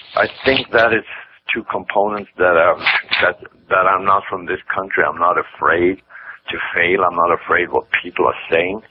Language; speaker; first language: English; non-native, fluent; Swedish